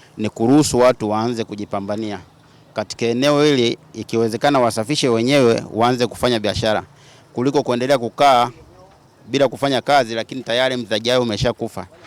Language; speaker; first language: Swahili; native; Swahili